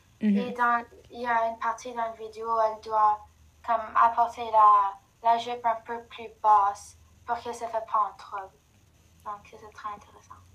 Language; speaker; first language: French; non-native, local second language; English